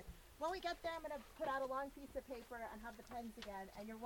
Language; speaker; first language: English; native; English